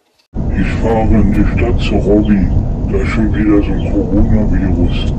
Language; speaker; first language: German; native; German